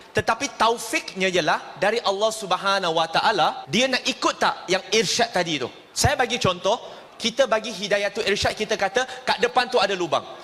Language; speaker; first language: Malay; non-native, local second language; Chinese